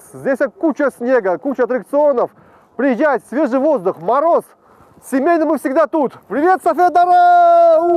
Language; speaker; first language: Russian; non-native, local second language; Tajik